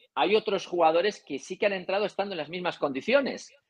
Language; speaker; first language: Spanish; native; Spanish